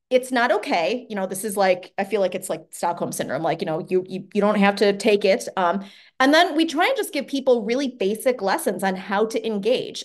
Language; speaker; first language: English; native; English